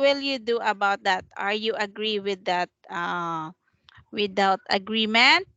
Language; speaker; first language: English; non-native, fluent; Vietnamese